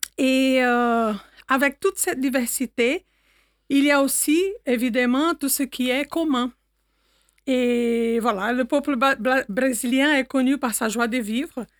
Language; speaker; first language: French; non-native, fluent; Portuguese